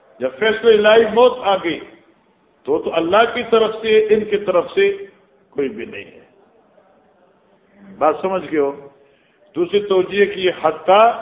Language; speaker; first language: Urdu; non-native, local second language; Northern Hindko